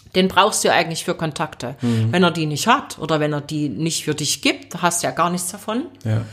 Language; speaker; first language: German; native; German